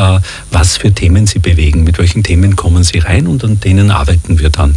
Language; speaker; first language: German; native; German